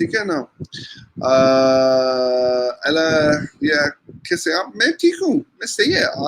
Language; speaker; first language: Hindi; non-native, learner; English